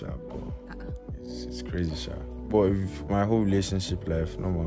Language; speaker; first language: English; non-native, local second language; Igbo